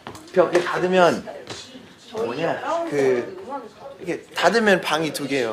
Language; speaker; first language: Korean; native; Korean